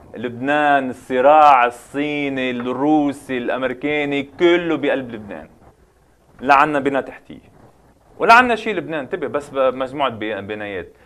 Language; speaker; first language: Arabic; native; Arabic